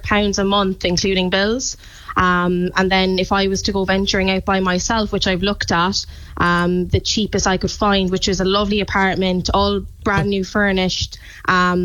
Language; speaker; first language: English; native; English